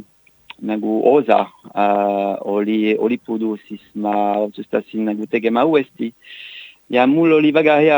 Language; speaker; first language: Estonian; non-native, learner; French